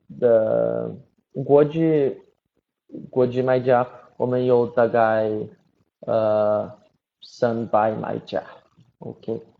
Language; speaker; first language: Chinese; non-native, learner; Portuguese